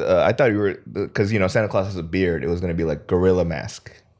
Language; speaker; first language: English; early bilingual, other home language; Korean